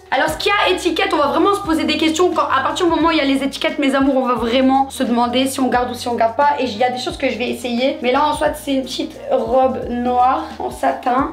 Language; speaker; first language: French; native; French